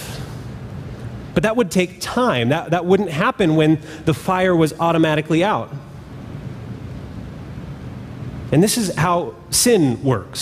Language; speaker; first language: English; native; English